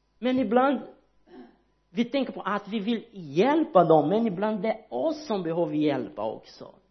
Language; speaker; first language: Swedish; non-native, learner; Portuguese